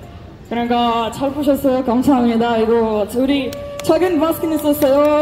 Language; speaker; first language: Korean; non-native, learner; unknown